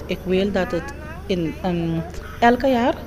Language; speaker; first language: Dutch; non-native, local second language; Papiamento